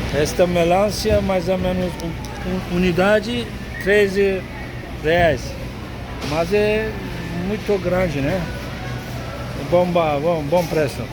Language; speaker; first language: Portuguese; non-native, learner; Turkish